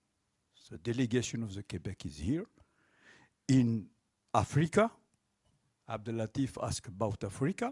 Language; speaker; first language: English; non-native, local second language; French